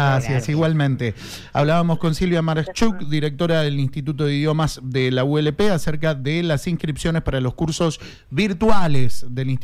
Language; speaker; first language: Spanish; native; Spanish